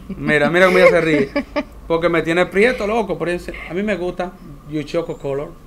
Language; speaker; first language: Spanish; native; Spanish